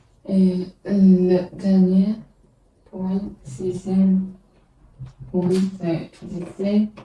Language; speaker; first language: French; non-native, learner; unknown